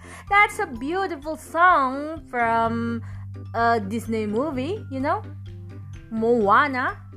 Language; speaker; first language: English; non-native, fluent; Indonesian